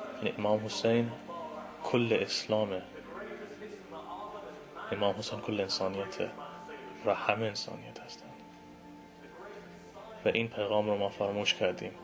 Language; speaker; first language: Persian; non-native, fluent; English